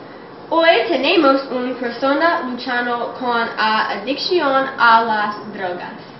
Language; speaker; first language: Spanish; non-native, learner; English